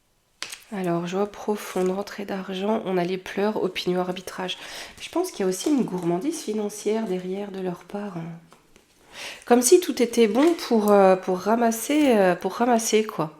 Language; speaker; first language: French; native; French